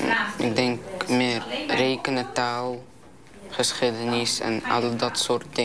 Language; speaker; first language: Dutch; early bilingual, other home language; Ukrainian